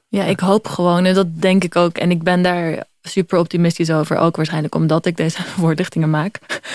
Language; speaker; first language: Dutch; native; Dutch